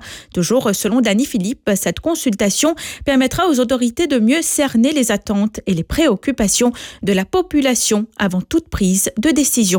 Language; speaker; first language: French; non-native, local second language; Morisyen